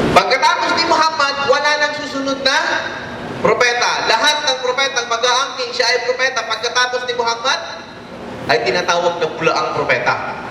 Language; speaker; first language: Filipino; non-native, local second language; Waray